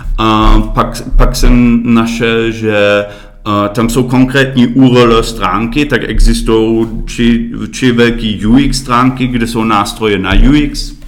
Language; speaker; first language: Czech; early bilingual, heritage; Czech